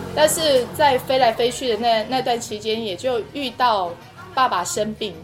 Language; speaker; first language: Chinese; non-native, local second language; Amis